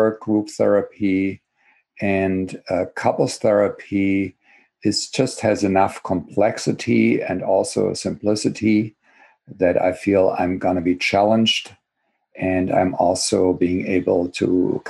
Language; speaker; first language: English; non-native, fluent; German